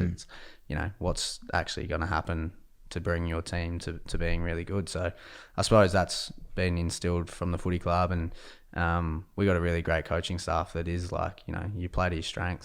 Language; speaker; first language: English; native; English